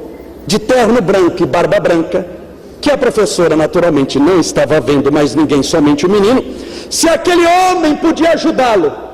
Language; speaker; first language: Portuguese; native; Portuguese